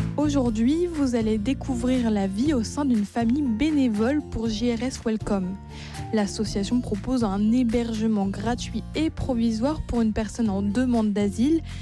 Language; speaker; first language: French; native; French